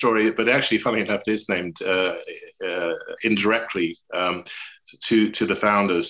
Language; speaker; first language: English; native; English